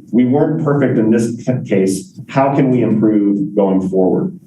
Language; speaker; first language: English; native; English